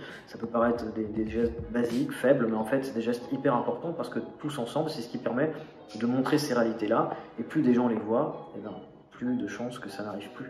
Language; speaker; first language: French; native; French